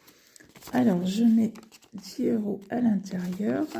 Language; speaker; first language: French; native; French